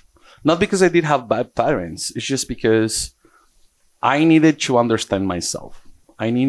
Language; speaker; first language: English; early bilingual, other home language; Portuguese